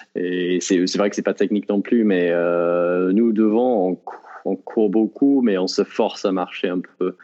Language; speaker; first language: French; non-native, fluent; English